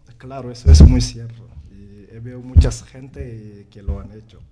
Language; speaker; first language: Spanish; non-native, learner; Wolof